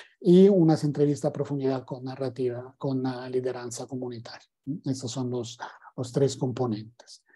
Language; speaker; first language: Spanish; non-native, fluent; Italian